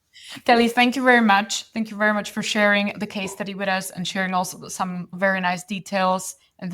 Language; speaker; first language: English; non-native, fluent; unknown